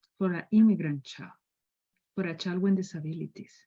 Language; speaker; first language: English; non-native, fluent; Spanish